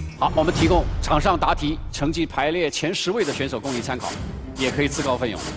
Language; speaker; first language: Chinese; native; Chinese